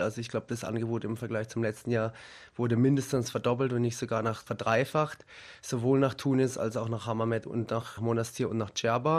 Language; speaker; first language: German; native; German